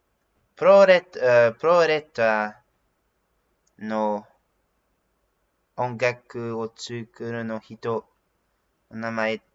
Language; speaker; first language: Japanese; non-native, learner; English